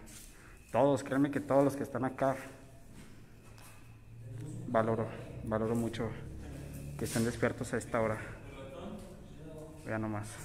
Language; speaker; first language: Spanish; native; Spanish